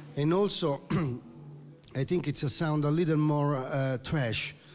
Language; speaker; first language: English; non-native, learner; Italian